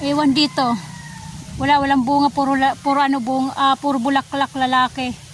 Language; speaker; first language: Filipino; non-native, local second language; Waray